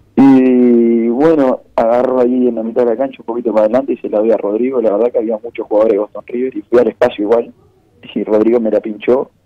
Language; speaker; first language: Spanish; native; Spanish